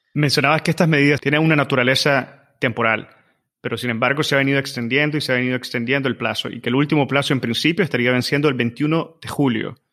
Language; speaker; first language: Spanish; native; Spanish